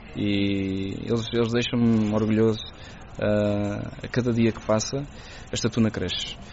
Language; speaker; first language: Portuguese; native; Portuguese